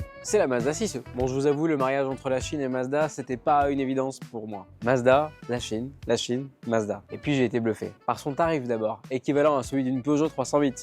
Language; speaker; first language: French; native; French